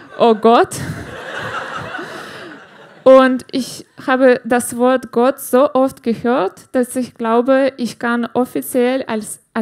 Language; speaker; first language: German; non-native, fluent; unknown